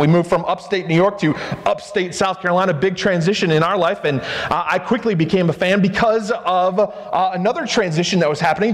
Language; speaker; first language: English; native; English